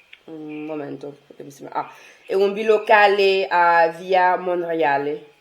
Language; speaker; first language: Italian; non-native, learner; French